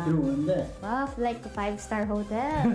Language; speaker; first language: English; non-native, local second language; Filipino